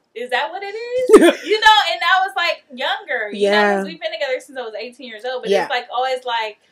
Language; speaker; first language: English; native; English